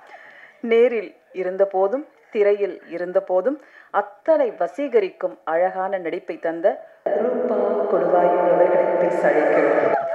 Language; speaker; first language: Tamil; native; Tamil